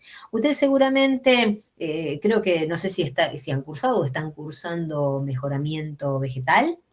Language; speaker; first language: Spanish; native; Spanish